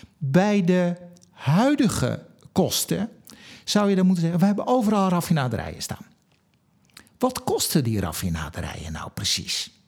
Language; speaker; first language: Dutch; native; Dutch